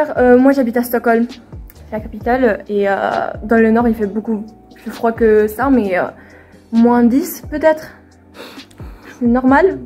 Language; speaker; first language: French; non-native, fluent; Swedish